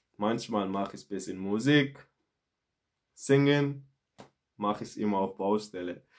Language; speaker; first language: German; non-native, learner; Mandingo